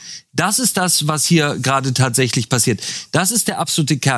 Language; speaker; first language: German; native; German